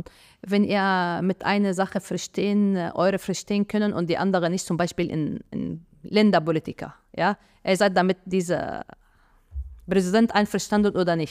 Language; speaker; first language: German; non-native, fluent; Arabic